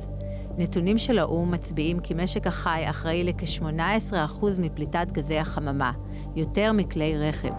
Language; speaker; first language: Hebrew; native; Hebrew